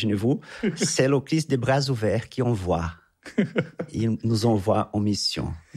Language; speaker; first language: French; non-native, fluent; Portuguese